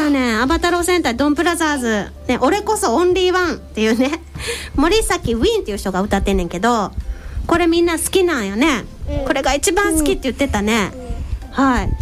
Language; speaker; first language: Japanese; native; Japanese